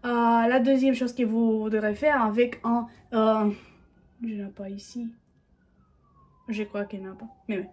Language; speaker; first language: French; non-native, learner; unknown